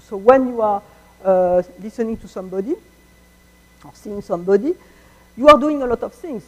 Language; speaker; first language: English; non-native, fluent; French